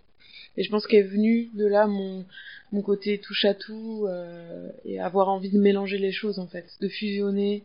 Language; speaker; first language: French; native; French